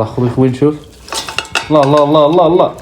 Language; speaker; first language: Arabic; native; Arabic